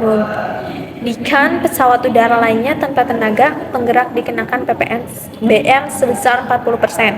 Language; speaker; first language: Indonesian; native; Indonesian